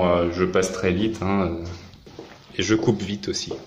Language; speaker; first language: French; native; French